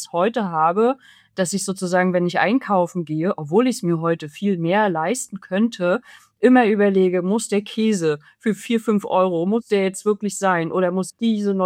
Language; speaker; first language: German; native; German